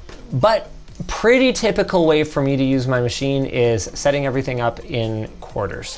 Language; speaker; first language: English; native; English